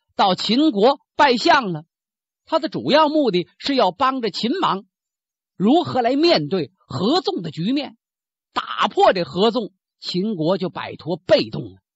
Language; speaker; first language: Chinese; native; Chinese